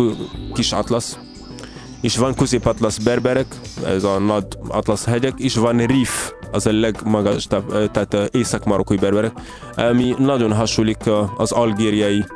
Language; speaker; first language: Hungarian; non-native, learner; Arabic